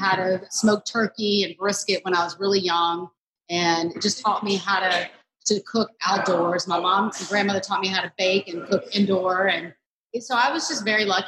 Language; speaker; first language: English; native; English